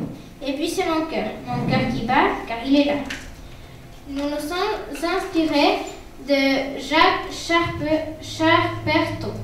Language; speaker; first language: French; non-native, learner; Spanish